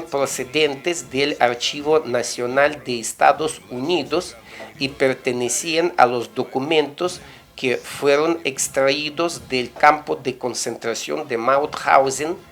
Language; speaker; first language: Spanish; non-native, fluent; Russian